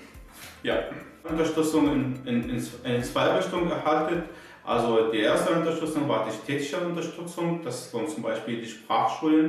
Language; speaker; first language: German; non-native, learner; Arabic